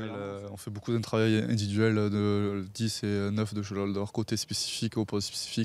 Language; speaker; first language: French; native; French